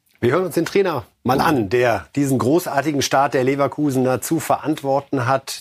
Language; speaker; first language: German; native; German